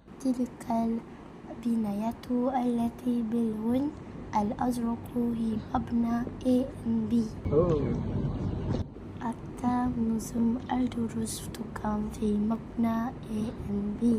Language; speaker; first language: Arabic; non-native, learner; Malay